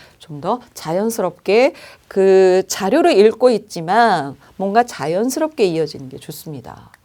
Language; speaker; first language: Korean; native; Korean